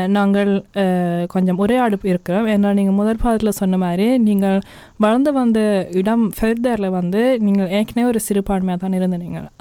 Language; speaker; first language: Tamil; early bilingual, heritage; Tamil